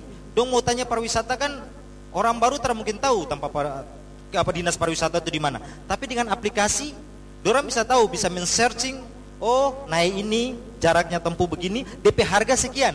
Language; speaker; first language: Indonesian; native; Indonesian